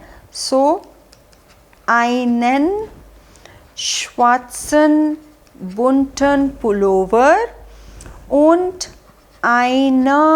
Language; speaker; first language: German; non-native, fluent; Hindi